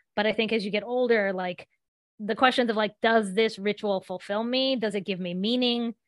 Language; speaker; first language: English; early bilingual, other home language; Gujarati